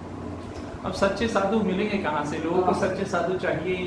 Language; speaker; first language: Hindi; native; Hindi